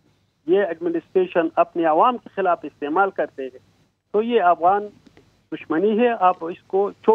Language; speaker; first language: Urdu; non-native, fluent; Pashto